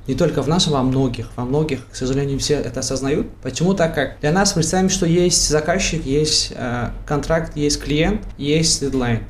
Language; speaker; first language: Russian; non-native, local second language; Tajik